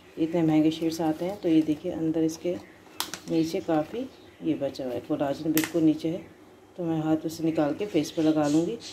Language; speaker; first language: Hindi; native; Hindi